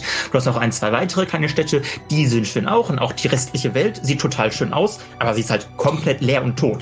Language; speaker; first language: German; native; German